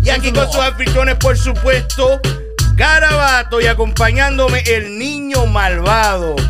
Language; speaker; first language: Spanish; native; Spanish